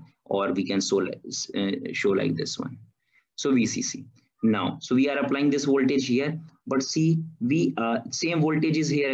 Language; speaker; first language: English; non-native, fluent; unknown